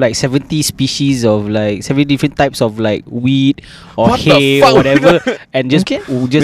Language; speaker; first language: English; non-native, local second language; Malay